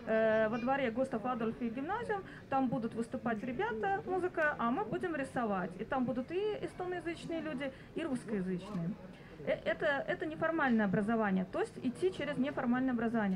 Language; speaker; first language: Russian; non-native, fluent; Estonian